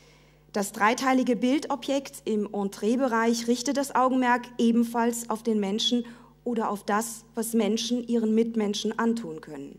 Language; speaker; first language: German; native; German